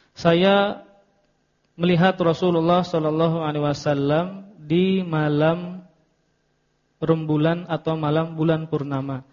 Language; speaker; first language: Indonesian; native; Indonesian